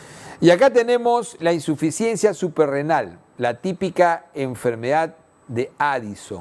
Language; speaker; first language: Spanish; native; Spanish